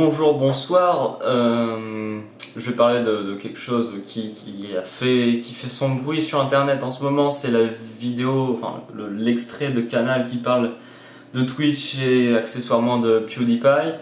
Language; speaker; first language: French; native; French